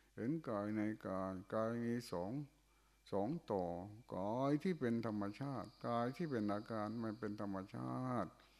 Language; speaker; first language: Thai; non-native, local second language; Northeastern Thai